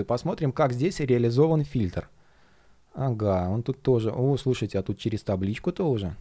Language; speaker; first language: Russian; native; Russian